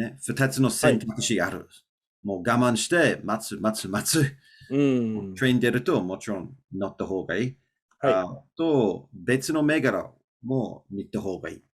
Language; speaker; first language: Japanese; non-native, learner; English